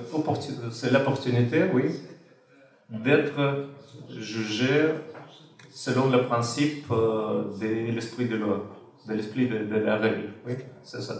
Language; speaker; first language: French; non-native, fluent; Russian